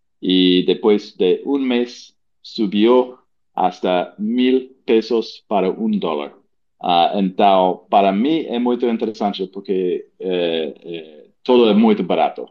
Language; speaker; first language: Portuguese; non-native, learner; English